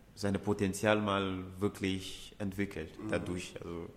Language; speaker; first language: German; non-native, fluent; Ewe